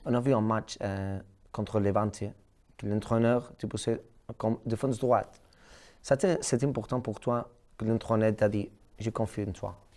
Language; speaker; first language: French; non-native, learner; Catalan